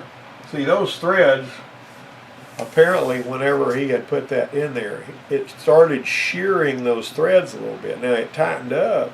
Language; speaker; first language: English; native; English